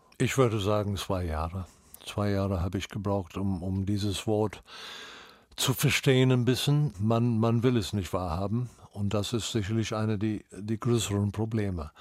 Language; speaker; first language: German; non-native, fluent; English